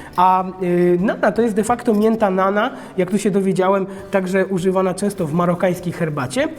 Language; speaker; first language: Polish; non-native, fluent; Armenian